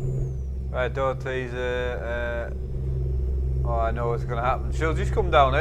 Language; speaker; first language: English; native; English